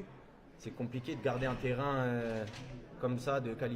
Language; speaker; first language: French; early bilingual, other home language; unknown